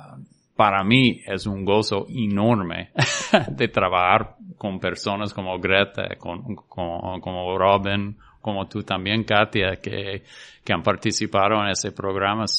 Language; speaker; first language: Spanish; non-native, fluent; English